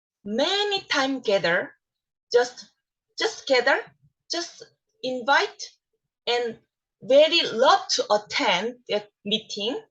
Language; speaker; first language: English; non-native, learner; Korean